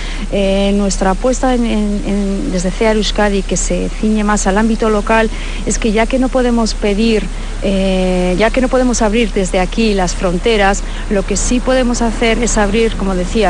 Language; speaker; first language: Spanish; native; Spanish